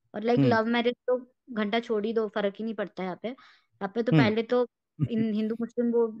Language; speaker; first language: Hindi; native; Hindi